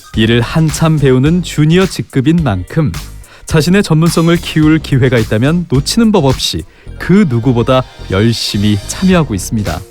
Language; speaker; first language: Korean; native; Korean